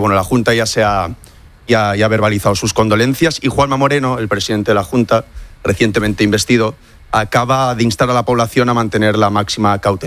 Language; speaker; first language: Spanish; native; Spanish